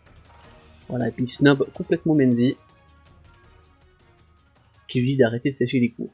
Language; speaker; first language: French; native; French